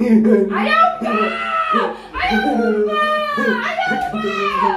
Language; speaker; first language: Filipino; non-native, local second language; Cebuano